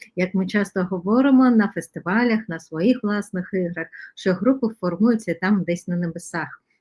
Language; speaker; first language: Ukrainian; non-native, local second language; Russian